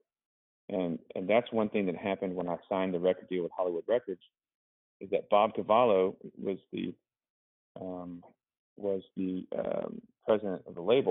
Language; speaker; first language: English; native; English